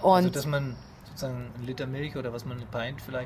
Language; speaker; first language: German; native; German